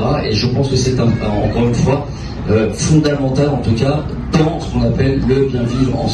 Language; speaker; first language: French; native; French